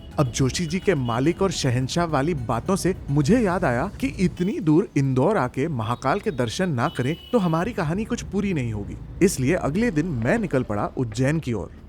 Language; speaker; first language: Hindi; native; Hindi